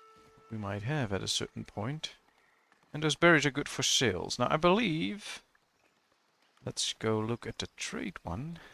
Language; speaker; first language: English; non-native, fluent; Dutch